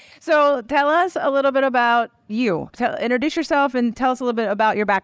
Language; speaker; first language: English; native; English